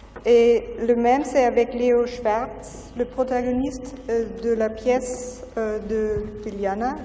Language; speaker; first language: French; non-native, fluent; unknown